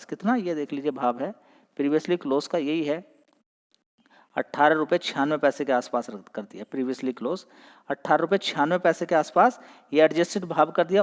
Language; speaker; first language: Hindi; native; Hindi